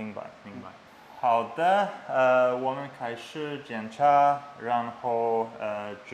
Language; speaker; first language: Chinese; non-native, learner; English